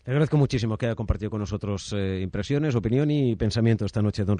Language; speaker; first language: Spanish; native; Spanish